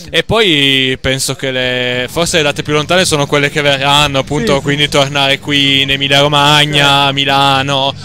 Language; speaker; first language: Italian; native; Italian